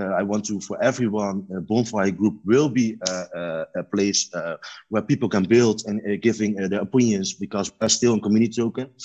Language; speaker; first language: English; non-native, learner; Dutch